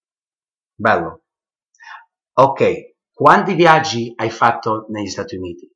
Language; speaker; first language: Italian; early bilingual, heritage; English